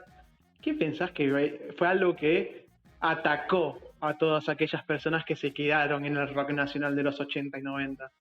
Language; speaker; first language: Spanish; native; Spanish